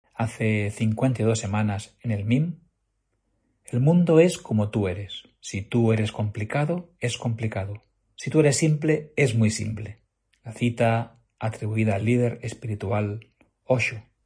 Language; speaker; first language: Spanish; native; Spanish